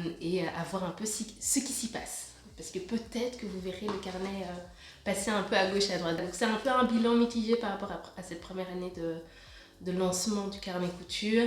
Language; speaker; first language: French; native; French